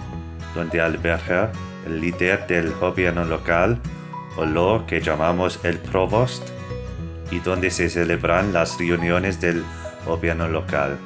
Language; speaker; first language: Spanish; non-native, fluent; English